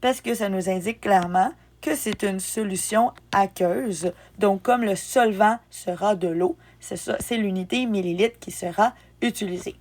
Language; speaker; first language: French; native; French